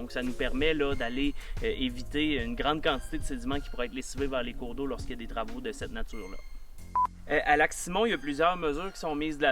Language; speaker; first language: French; native; French